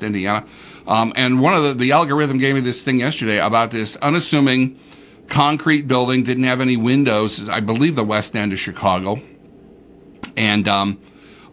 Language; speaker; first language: English; native; English